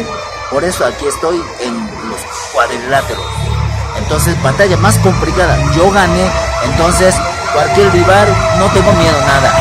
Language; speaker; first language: Spanish; non-native, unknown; Japanese